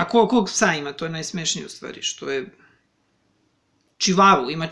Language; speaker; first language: Serbian; native; Serbian